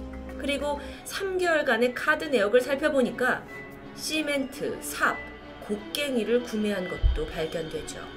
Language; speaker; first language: Korean; native; Korean